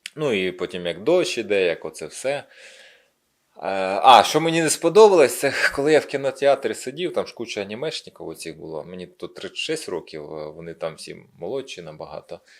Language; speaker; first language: Ukrainian; non-native, local second language; Russian